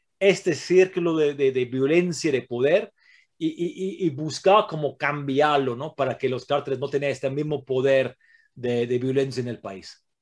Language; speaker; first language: Spanish; non-native, fluent; English